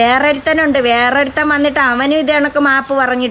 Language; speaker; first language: Malayalam; native; Malayalam